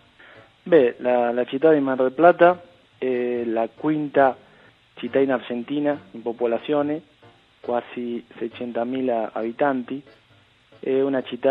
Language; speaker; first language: Italian; early bilingual, heritage; Spanish